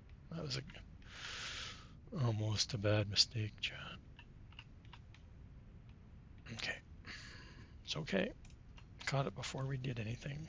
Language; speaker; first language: English; native; English